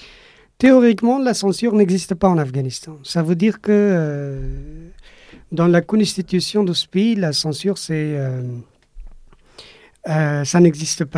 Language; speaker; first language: French; non-native, fluent; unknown